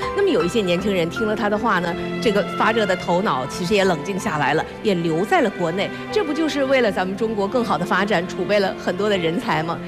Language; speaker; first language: Chinese; native; Chinese